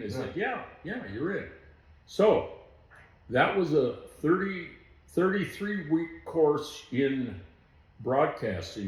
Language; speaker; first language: English; native; English